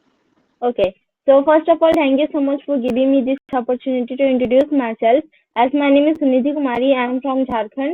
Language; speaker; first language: English; non-native, learner; Hindi